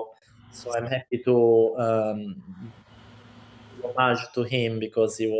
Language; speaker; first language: English; non-native, fluent; Italian